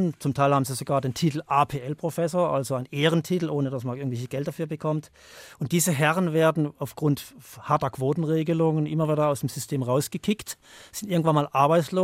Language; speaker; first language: German; native; German